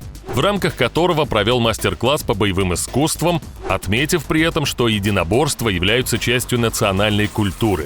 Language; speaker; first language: Russian; native; Russian